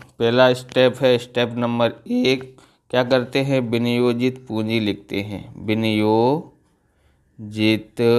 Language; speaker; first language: Hindi; non-native, local second language; Gujarati